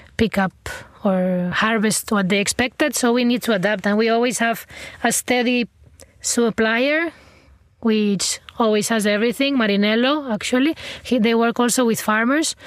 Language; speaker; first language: English; non-native, fluent; Spanish